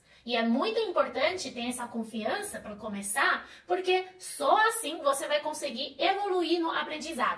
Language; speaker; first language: Portuguese; non-native, fluent; Chinese